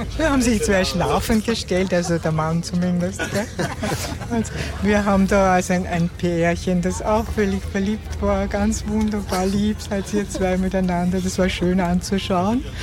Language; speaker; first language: German; native; German